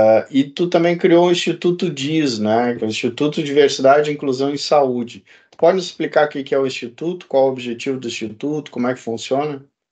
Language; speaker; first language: Portuguese; native; Portuguese